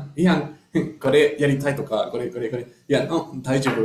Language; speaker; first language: Japanese; non-native, learner; Spanish